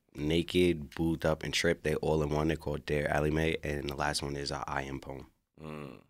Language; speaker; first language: English; native; English